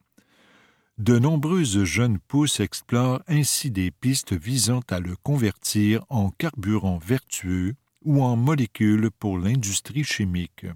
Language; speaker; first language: French; native; French